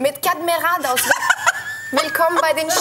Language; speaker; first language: German; native; German